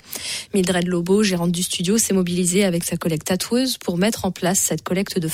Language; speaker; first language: French; native; French